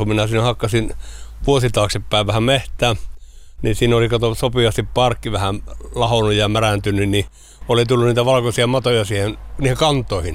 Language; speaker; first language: Finnish; native; Finnish